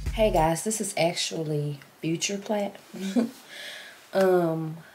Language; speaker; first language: English; native; English